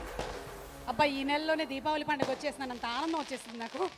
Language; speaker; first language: Telugu; native; Telugu